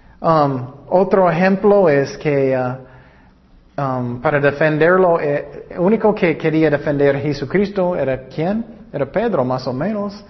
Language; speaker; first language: Spanish; non-native, learner; English